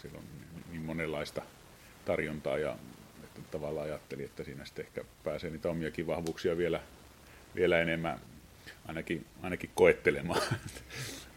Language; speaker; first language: Finnish; native; Finnish